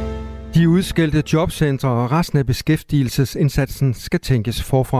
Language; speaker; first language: Danish; native; Danish